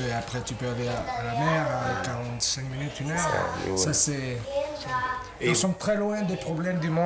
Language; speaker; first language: French; early bilingual, heritage; French